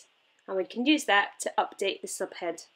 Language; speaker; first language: English; native; English